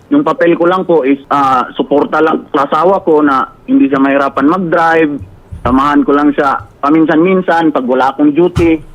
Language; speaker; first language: Filipino; native; Filipino